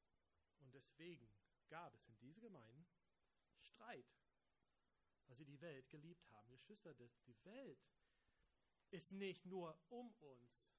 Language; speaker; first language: German; non-native, fluent; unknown